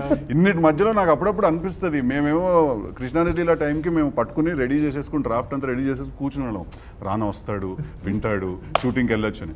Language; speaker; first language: Telugu; native; Telugu